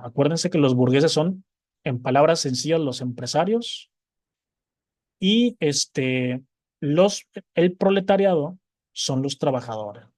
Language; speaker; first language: Spanish; native; Spanish